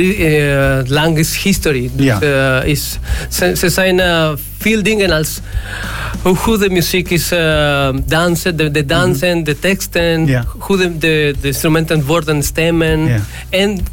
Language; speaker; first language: Dutch; non-native, learner; Spanish